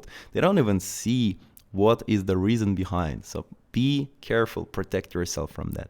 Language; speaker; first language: English; non-native, fluent; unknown